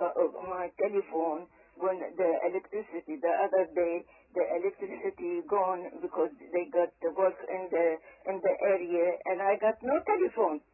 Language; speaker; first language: English; early bilingual, other home language; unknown